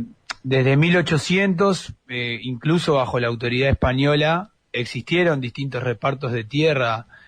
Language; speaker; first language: Spanish; native; Spanish